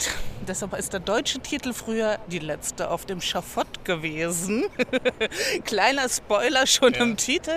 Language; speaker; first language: German; native; German